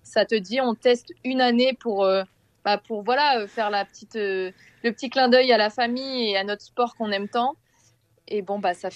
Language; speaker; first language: French; native; French